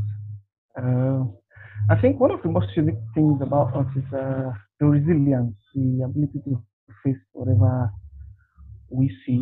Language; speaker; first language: English; non-native, local second language; Igbo